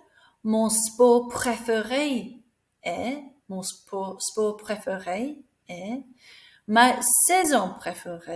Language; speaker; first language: French; non-native, fluent; English